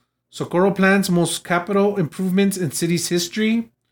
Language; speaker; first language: English; native; English